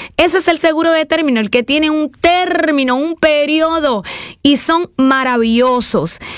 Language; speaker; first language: Spanish; native; Spanish